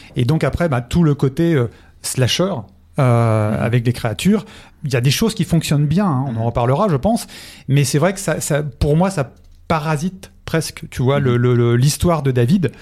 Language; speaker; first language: French; native; French